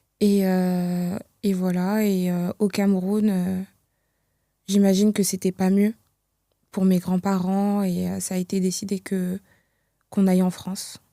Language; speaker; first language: French; early bilingual, other home language; Kinyarwanda